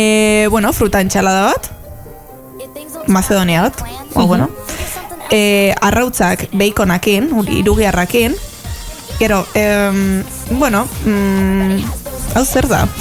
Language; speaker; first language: Basque; native; Basque